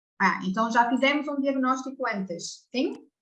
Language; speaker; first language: Spanish; non-native, learner; Portuguese